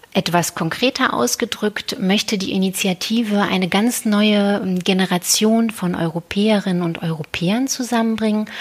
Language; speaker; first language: German; native; German